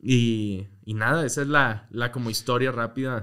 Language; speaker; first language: Spanish; native; Spanish